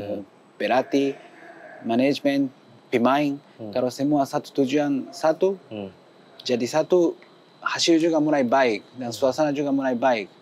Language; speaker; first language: Indonesian; non-native, learner; Japanese